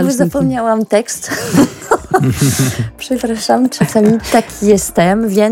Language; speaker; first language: Polish; non-native, learner; French